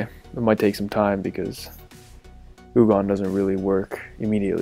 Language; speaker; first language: English; native; English